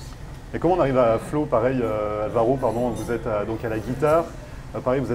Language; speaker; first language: French; native; French